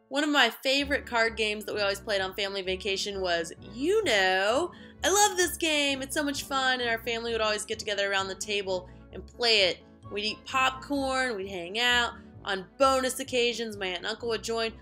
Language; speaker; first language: English; native; English